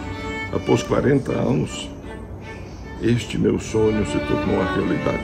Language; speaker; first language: Portuguese; non-native, fluent; Serbian